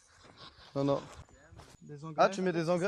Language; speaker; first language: French; native; French